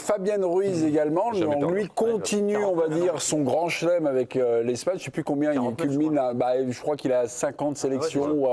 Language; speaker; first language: French; native; French